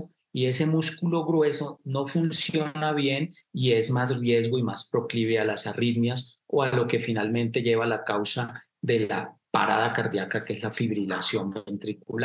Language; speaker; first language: Spanish; native; Spanish